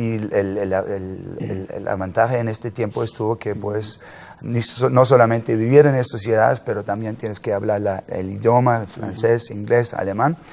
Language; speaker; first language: Spanish; non-native, fluent; German